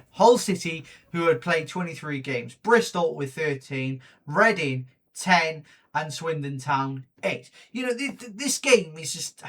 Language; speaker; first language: English; native; English